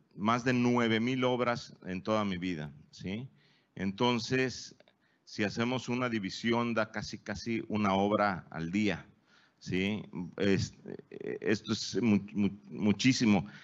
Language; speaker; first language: Spanish; native; Spanish